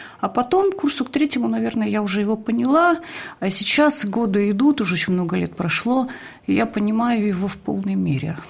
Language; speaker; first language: Russian; native; Russian